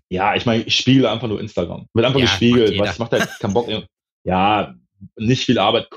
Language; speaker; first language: German; native; German